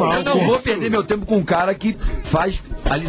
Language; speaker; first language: Portuguese; native; Portuguese